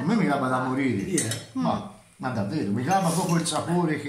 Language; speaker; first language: Italian; native; Italian